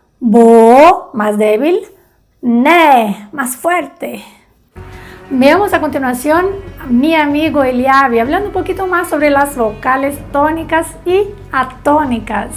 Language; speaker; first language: Spanish; non-native, fluent; Portuguese